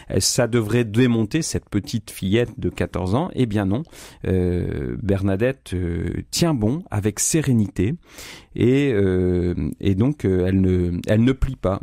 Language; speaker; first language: French; native; French